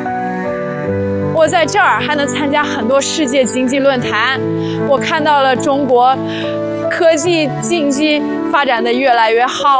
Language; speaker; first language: Chinese; non-native, fluent; Russian